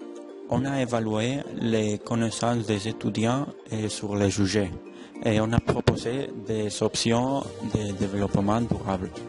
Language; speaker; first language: French; non-native, learner; Spanish